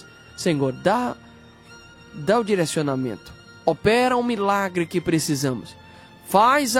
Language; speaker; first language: Portuguese; native; Portuguese